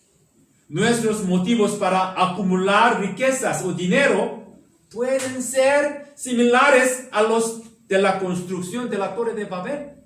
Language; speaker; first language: Spanish; non-native, learner; Korean